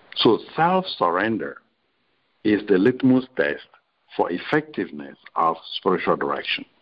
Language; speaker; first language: English; non-native, local second language; Igbo